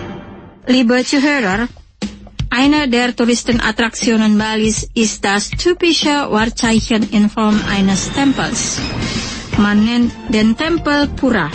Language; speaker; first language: German; non-native, fluent; Indonesian